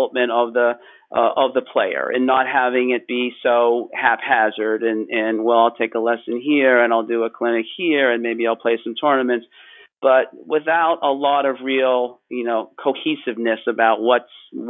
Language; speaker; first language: English; native; English